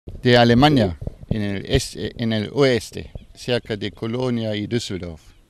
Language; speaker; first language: Spanish; non-native, learner; German